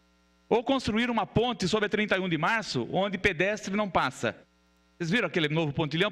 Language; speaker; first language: Portuguese; native; Portuguese